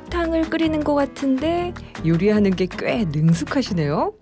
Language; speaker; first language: Korean; native; Korean